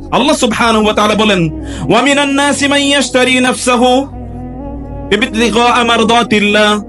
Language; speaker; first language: Bangla; native; Bangla